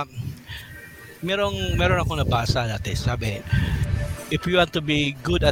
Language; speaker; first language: English; non-native, local second language; Cebuano